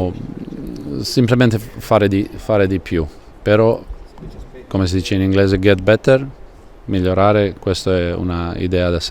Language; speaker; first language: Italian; non-native, fluent; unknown